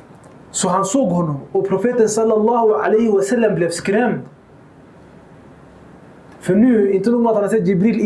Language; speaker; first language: Swedish; early bilingual, other home language; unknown